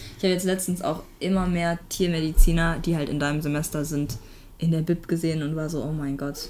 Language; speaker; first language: German; native; German